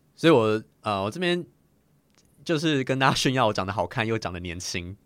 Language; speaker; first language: Chinese; native; Chinese